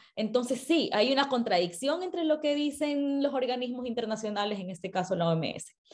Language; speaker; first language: Spanish; native; Spanish